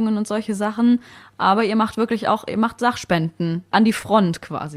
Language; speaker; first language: German; native; German